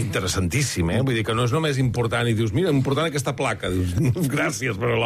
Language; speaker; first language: Catalan; native; Catalan